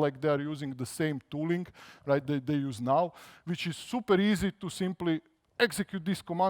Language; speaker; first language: English; non-native, fluent; Croatian